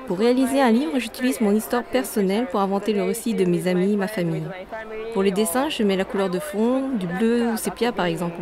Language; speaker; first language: French; non-native, fluent; Japanese